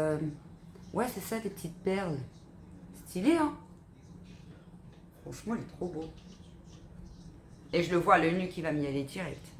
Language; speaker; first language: French; native; French